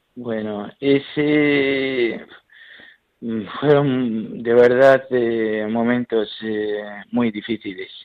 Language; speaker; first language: Spanish; non-native, learner; Arabic